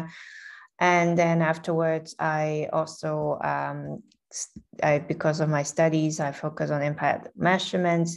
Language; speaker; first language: English; non-native, local second language; Cantonese